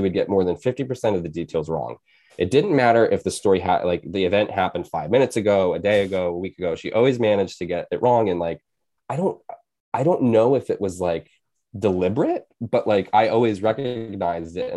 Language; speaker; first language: English; native; English